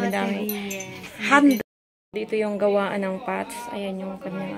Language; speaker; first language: Filipino; native; Filipino